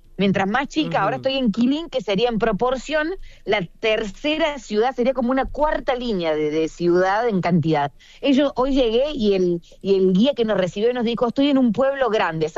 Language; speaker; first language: Spanish; native; Spanish